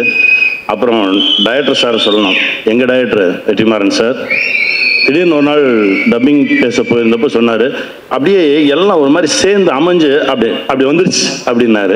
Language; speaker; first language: Tamil; native; Tamil